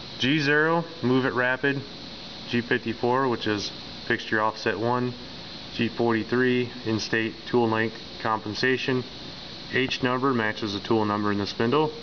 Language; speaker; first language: English; native; English